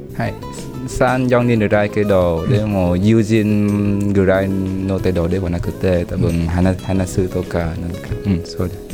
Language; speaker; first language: Japanese; non-native, learner; Vietnamese